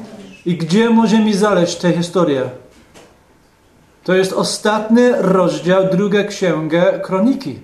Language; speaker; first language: Polish; non-native, fluent; English